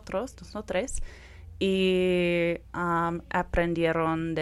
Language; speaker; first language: Spanish; non-native, fluent; English